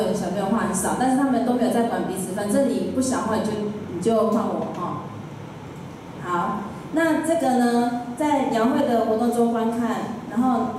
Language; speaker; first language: Chinese; native; Chinese